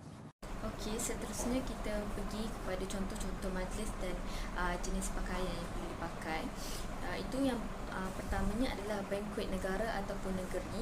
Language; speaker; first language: Malay; native; Malay